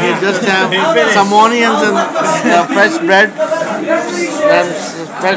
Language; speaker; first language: English; non-native, fluent; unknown